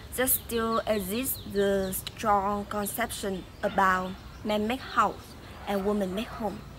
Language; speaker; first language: English; non-native, fluent; Vietnamese